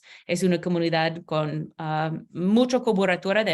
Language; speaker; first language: Spanish; non-native, learner; English